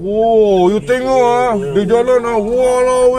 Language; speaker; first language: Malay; non-native, local second language; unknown